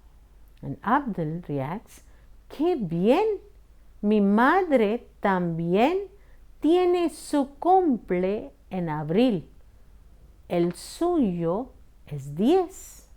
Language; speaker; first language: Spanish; non-native, fluent; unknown